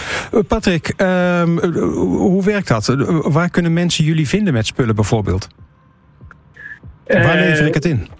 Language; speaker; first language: Dutch; native; Dutch